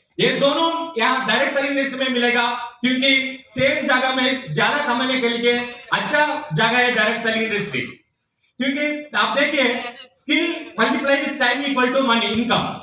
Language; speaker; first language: Hindi; non-native, local second language; Telugu